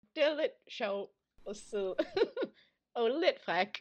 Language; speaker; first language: Danish; non-native, learner; English